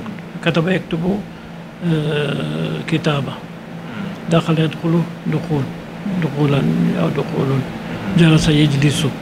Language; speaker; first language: Arabic; non-native, fluent; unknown